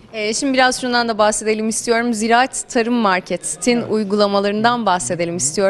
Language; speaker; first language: Turkish; native; Turkish